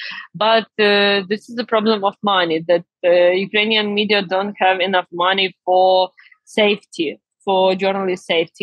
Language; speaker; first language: English; non-native, learner; Ukrainian